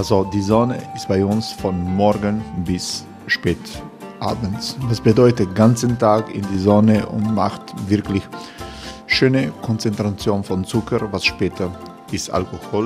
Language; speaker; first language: German; non-native, fluent; Croatian